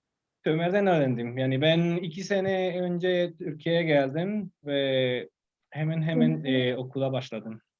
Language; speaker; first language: Turkish; non-native, fluent; Spanish